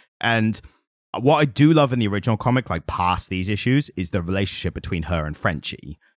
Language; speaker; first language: English; native; English